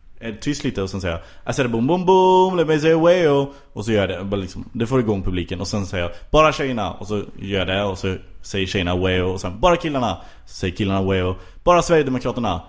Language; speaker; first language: Swedish; native; Swedish